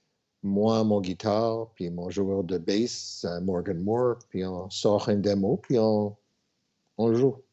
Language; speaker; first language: French; non-native, local second language; English